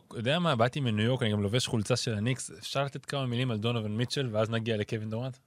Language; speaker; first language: Hebrew; native; Hebrew